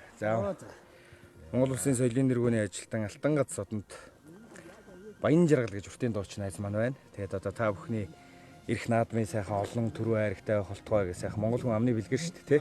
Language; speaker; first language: Mongolian; native; Mongolian